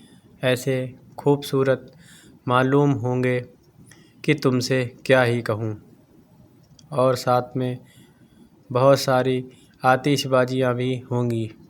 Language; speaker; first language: Hindi; native; Hindi